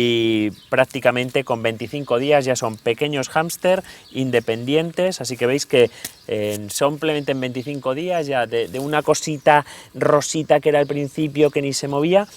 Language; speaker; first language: Spanish; native; Spanish